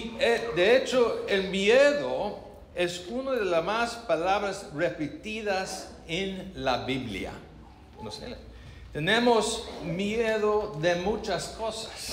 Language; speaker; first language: Spanish; non-native, learner; English